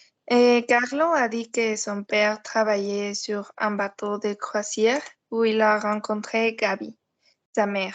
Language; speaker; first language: French; non-native, learner; Spanish